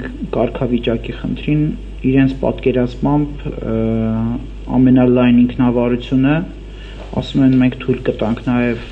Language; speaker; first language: Armenian; native; Armenian